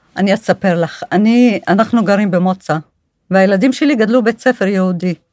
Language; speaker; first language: Hebrew; non-native, local second language; Arabic